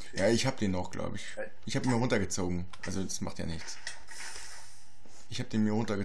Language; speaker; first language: German; native; German